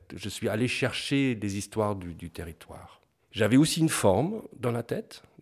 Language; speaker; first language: French; non-native, fluent; German